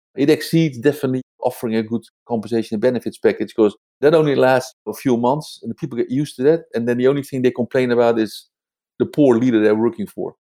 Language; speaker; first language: English; non-native, fluent; Dutch